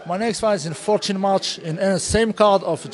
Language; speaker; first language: English; non-native, learner; Russian